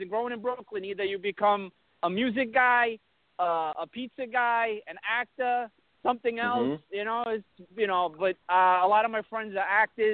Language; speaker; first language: English; early bilingual, other home language; Italian